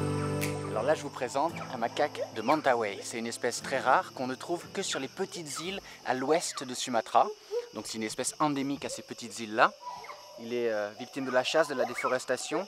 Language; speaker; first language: French; native; French